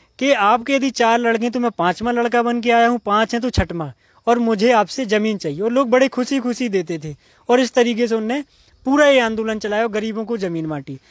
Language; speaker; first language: Hindi; native; Hindi